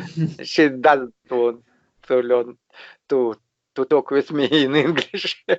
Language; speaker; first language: English; non-native, learner; Russian